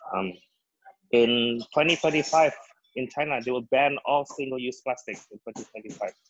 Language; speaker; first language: English; non-native, fluent; Indonesian